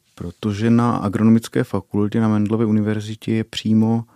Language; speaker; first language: Czech; native; Czech